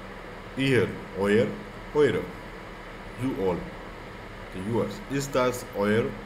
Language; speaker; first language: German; non-native, fluent; Hindi